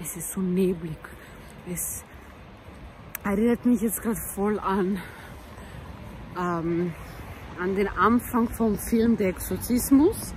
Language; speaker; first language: German; early bilingual, heritage; German